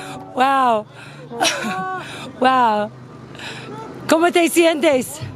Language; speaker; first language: Spanish; non-native, learner; English